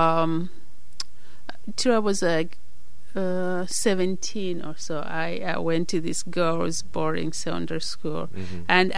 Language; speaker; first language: English; non-native, local second language; Nyanja